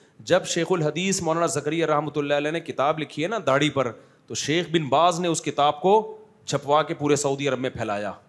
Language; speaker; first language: Urdu; native; Urdu